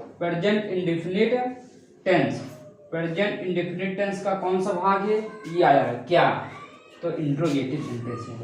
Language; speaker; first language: Hindi; native; Hindi